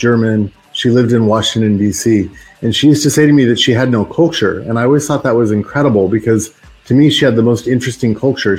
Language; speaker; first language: English; native; English